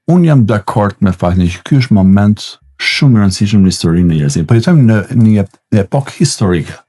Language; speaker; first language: Albanian; native; Albanian